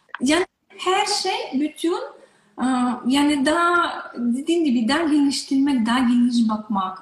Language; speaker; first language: Turkish; non-native, learner; Russian